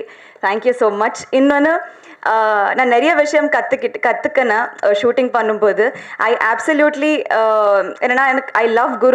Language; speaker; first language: Tamil; non-native, learner; Telugu